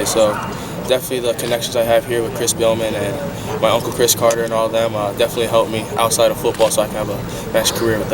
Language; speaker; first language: English; native; English